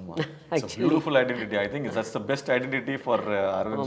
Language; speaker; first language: Tamil; native; Tamil